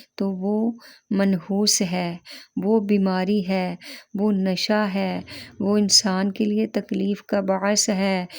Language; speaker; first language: Urdu; native; Urdu